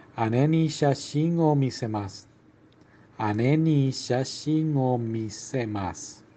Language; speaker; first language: Japanese; non-native, learner; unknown